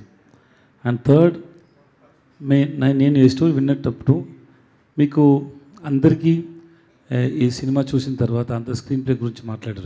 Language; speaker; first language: Telugu; non-native, learner; Tamil